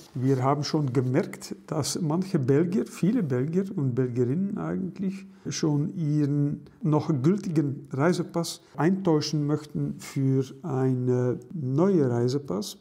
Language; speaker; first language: German; non-native, local second language; Dutch